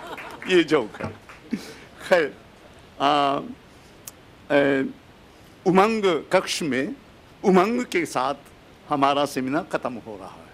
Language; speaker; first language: Hindi; non-native, fluent; Japanese